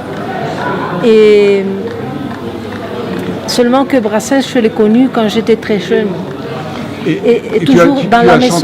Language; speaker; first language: French; non-native, fluent; Spanish